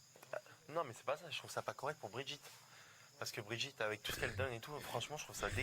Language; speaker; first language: French; native; French